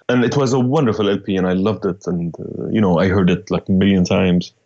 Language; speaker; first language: English; non-native, fluent; Arabic